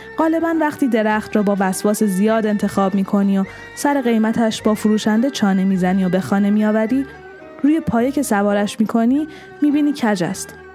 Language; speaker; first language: Persian; non-native, local second language; Armenian